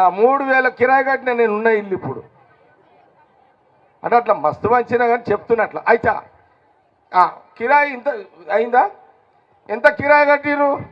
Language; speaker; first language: Telugu; native; Telugu